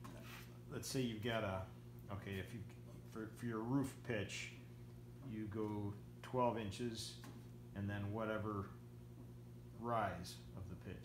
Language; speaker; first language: English; native; English